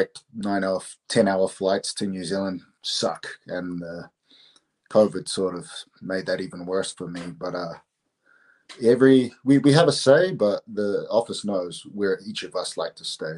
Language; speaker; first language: English; native; English